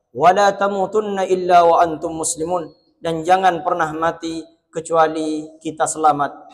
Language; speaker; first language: Malay; non-native, local second language; Madurese